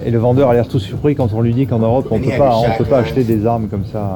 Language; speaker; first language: French; native; French